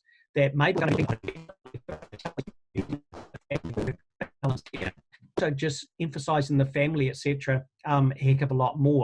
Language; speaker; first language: English; native; English